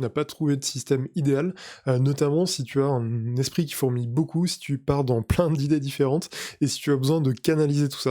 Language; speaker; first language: French; native; French